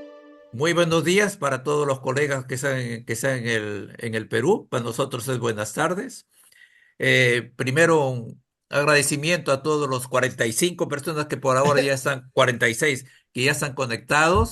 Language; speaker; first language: Spanish; native; Spanish